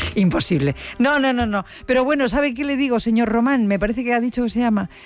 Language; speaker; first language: Spanish; native; Spanish